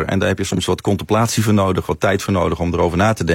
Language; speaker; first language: Dutch; native; Dutch